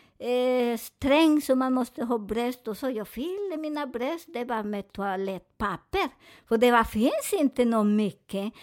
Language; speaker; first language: Swedish; non-native, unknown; Spanish